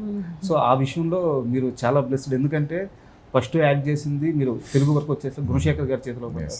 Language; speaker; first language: Telugu; native; Telugu